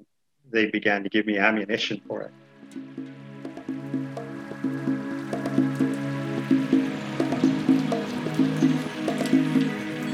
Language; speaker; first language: English; native; English